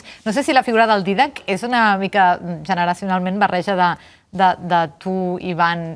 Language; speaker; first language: Catalan; native; Catalan